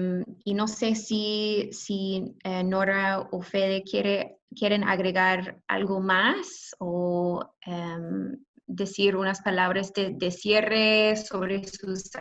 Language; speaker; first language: Spanish; non-native, fluent; English